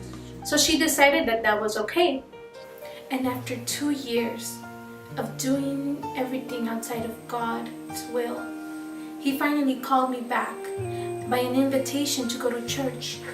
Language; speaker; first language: English; early bilingual, other home language; Spanish